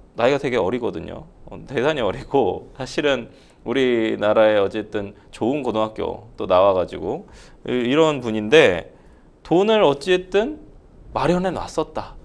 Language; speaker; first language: Korean; native; Korean